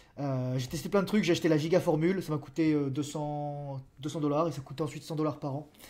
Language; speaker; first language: French; native; French